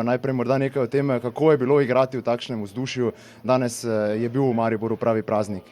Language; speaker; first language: Slovenian; native; Slovenian